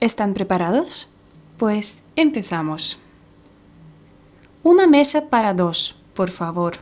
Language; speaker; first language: Spanish; non-native, fluent; Russian